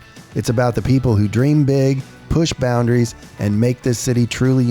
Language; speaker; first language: English; native; English